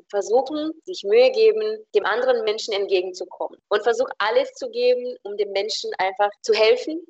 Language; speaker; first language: German; non-native, fluent; Romanian